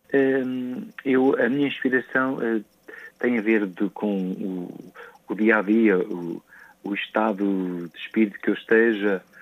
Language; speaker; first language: Portuguese; native; Portuguese